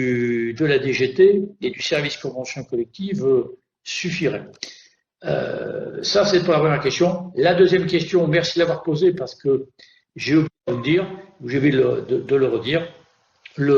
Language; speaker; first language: French; native; French